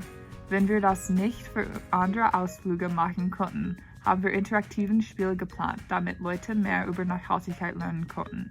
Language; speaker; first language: German; non-native, learner; English